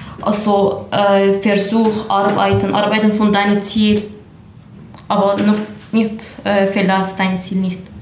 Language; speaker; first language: German; non-native, learner; Arabic